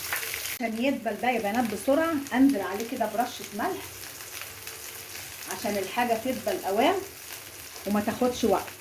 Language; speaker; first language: Arabic; native; Arabic